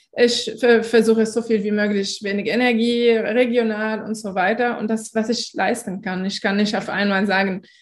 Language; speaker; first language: German; non-native, fluent; Arabic